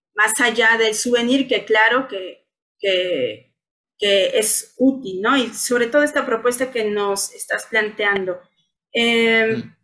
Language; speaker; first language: Spanish; native; Spanish